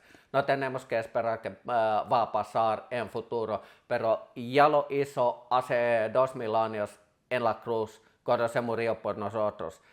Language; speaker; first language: Spanish; non-native, fluent; Finnish